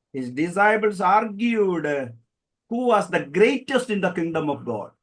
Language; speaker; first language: English; non-native, local second language; Malayalam